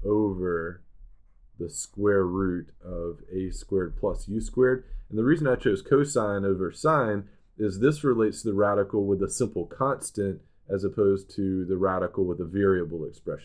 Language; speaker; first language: English; native; English